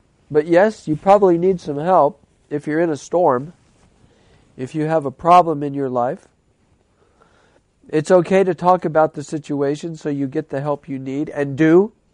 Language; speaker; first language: English; native; English